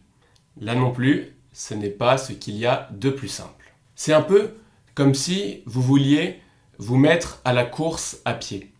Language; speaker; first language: French; native; French